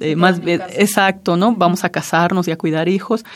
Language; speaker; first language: Spanish; non-native, local second language; Zapotec